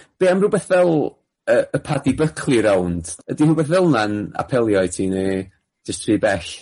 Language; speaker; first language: Welsh; native; Welsh